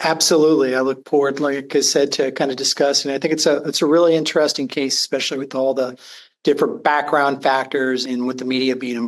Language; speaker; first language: English; native; English